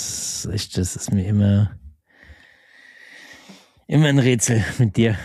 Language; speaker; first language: German; native; German